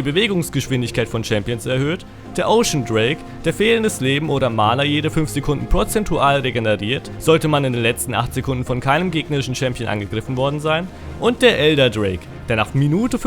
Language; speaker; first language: German; native; German